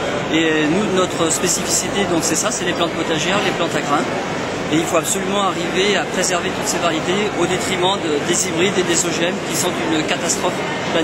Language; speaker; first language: French; native; French